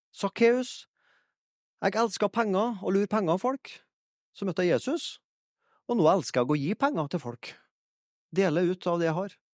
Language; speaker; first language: Norwegian; native; Norwegian